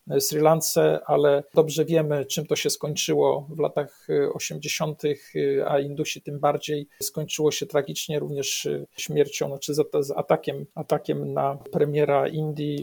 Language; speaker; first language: Polish; native; Polish